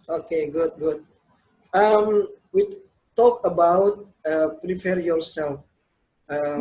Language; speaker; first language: English; non-native, learner; Indonesian